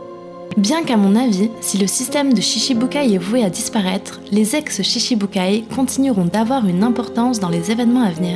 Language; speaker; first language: French; native; French